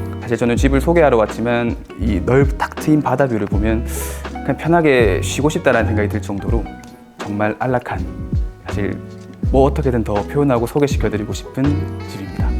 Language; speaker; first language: Korean; native; Korean